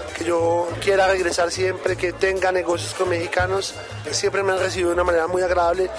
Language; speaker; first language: Spanish; native; Spanish